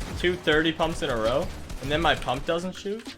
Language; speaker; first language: English; native; English